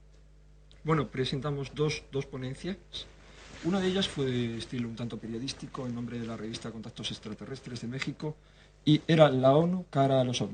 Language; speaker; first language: Spanish; native; Spanish